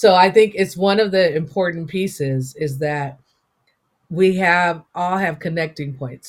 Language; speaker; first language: English; native; English